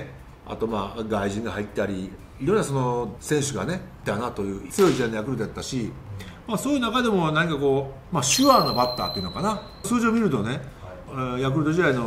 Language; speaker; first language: Japanese; native; Japanese